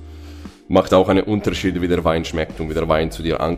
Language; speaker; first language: German; non-native, fluent; Italian